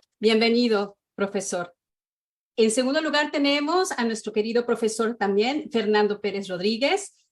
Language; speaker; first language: Spanish; native; Spanish